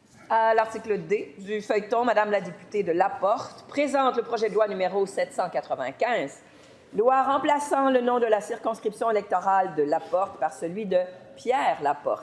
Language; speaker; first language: French; native; French